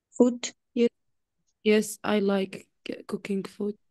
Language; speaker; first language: English; non-native, learner; Arabic